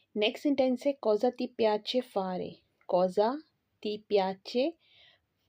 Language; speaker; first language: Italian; non-native, fluent; Urdu